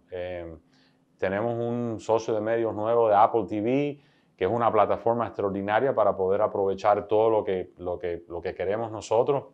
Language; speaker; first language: Spanish; early bilingual, heritage; Spanish